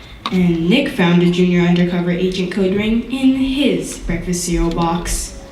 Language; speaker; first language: English; native; English